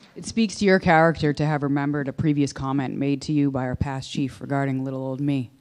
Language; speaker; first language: English; native; English